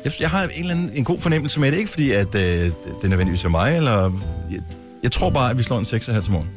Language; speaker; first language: Danish; native; Danish